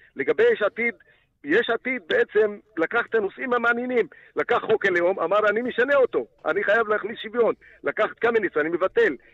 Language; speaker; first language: Hebrew; non-native, local second language; Arabic